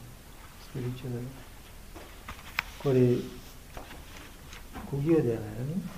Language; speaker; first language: Japanese; non-native, learner; Bangla